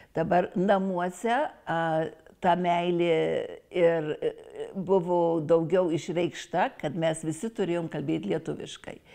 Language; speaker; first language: Lithuanian; early bilingual, heritage; Lithuanian